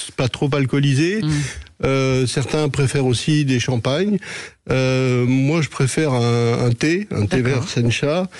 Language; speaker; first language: French; native; French